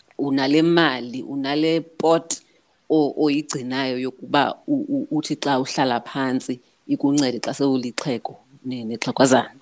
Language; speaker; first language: Xhosa; native; Xhosa